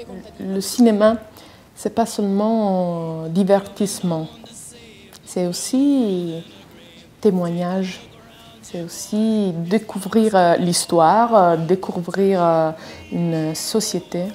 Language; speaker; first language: French; non-native, fluent; Italian